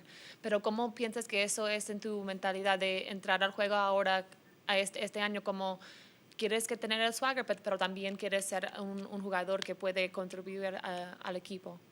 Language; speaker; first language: Spanish; early bilingual, heritage; English